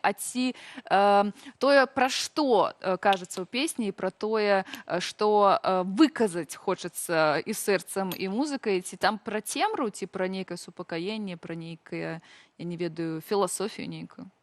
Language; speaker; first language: Belarusian; native; Belarusian